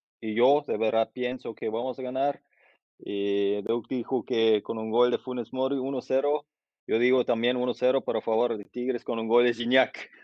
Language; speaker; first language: Spanish; non-native, fluent; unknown